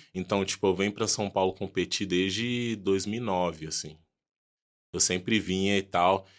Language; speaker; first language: Portuguese; early bilingual, other home language; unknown